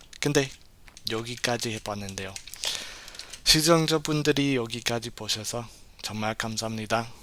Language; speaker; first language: Korean; non-native, learner; English